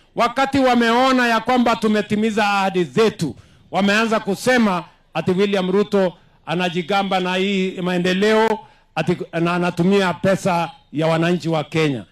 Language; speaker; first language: Swahili; non-native, local second language; Kalenjin